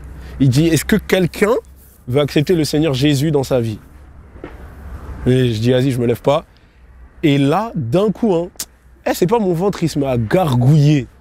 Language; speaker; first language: French; native; French